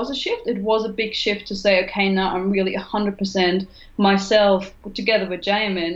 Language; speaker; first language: English; non-native, fluent; German